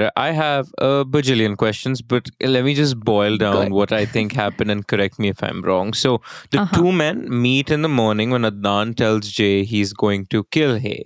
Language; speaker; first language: English; non-native, local second language; Hindi